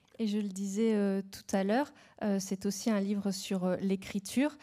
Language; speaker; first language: French; native; French